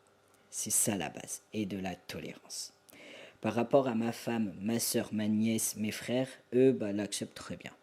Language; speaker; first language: French; native; French